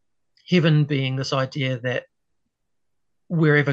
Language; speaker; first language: English; native; English